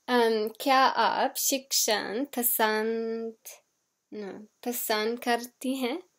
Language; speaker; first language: Hindi; non-native, learner; English